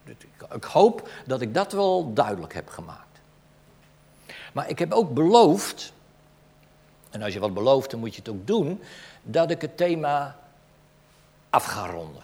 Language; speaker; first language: Dutch; native; Dutch